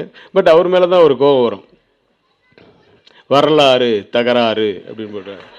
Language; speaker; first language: Tamil; native; Tamil